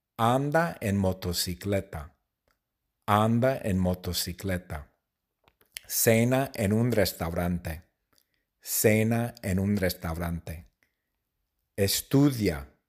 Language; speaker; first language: Spanish; non-native, fluent; English